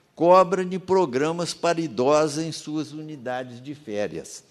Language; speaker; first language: Portuguese; native; Portuguese